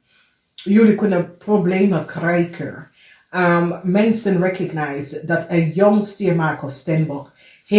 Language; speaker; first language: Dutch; non-native, learner; English